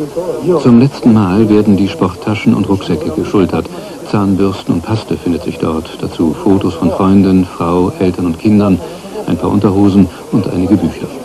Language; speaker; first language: German; native; German